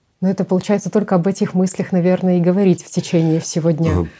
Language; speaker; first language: Russian; native; Russian